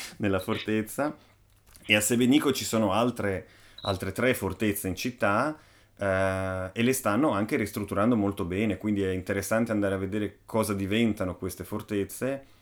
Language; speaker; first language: Italian; native; Italian